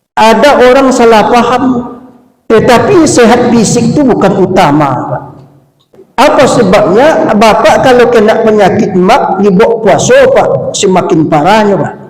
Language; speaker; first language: Malay; non-native, local second language; Minangkabau